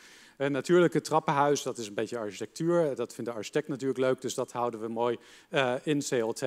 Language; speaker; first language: Dutch; native; Dutch